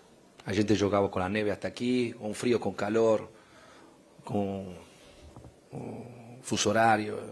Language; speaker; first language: Portuguese; non-native, fluent; Spanish